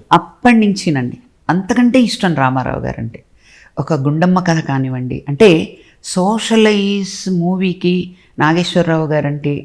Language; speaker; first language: Telugu; native; Telugu